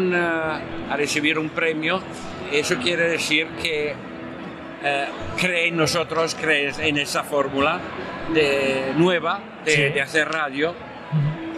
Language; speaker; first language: Spanish; non-native, fluent; Italian